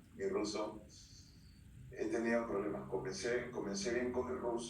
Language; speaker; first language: Spanish; early bilingual, heritage; Spanish